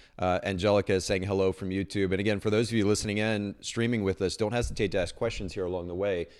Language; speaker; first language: English; native; English